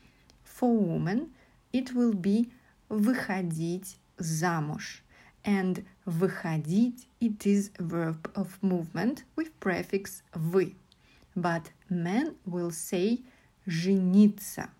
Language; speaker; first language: English; non-native, fluent; Russian